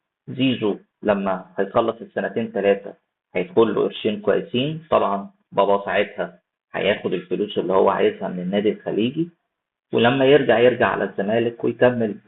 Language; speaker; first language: Arabic; native; Arabic